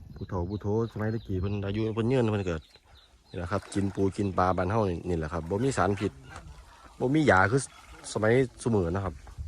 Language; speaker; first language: Thai; native; Thai